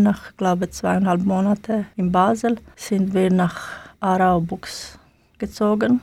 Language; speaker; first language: German; non-native, learner; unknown